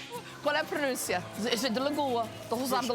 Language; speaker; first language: Portuguese; early bilingual, heritage; Portuguese